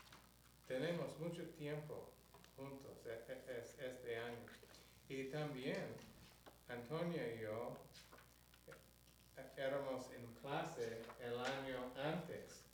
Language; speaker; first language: Spanish; non-native, learner; English